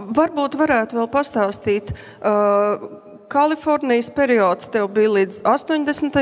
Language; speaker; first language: Latvian; native; Latvian